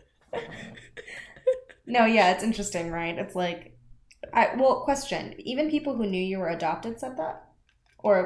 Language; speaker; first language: English; native; English